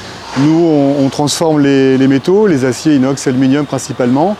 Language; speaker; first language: French; native; French